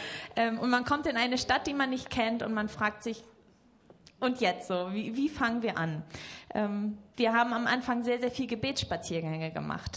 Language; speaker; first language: German; native; German